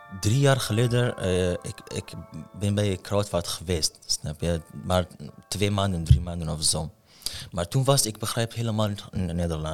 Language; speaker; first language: Dutch; non-native, learner; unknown